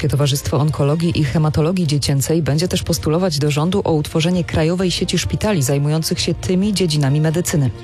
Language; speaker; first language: Polish; native; Polish